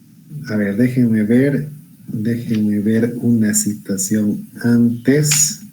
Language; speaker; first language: Spanish; native; Spanish